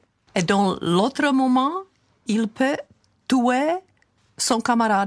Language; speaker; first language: French; non-native, fluent; Czech